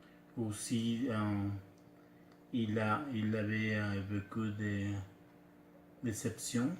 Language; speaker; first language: French; non-native, learner; Spanish